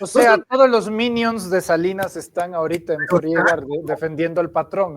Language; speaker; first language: Spanish; native; Spanish